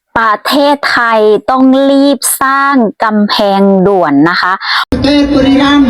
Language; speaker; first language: Thai; non-native, learner; Khmer